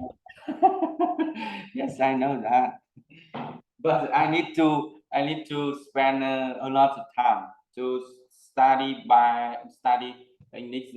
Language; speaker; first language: English; non-native, learner; Vietnamese